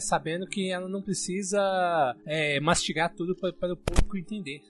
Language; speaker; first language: Portuguese; native; Portuguese